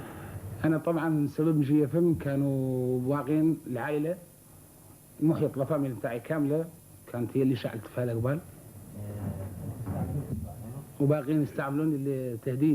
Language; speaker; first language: Arabic; native; Arabic